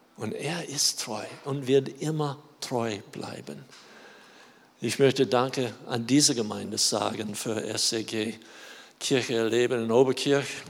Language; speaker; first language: German; non-native, fluent; English